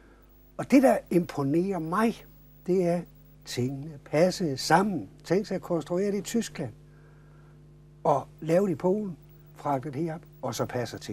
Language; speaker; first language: Danish; native; Danish